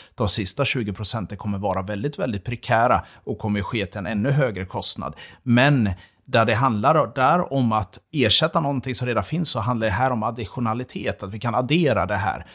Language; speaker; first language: Swedish; native; Swedish